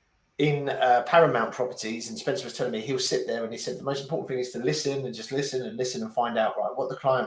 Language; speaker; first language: English; native; English